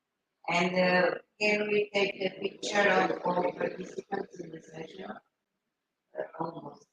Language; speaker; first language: English; non-native, fluent; Portuguese